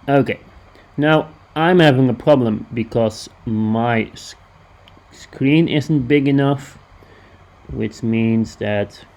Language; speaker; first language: English; non-native, fluent; Dutch